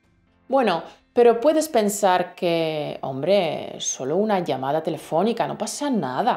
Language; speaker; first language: Spanish; native; Spanish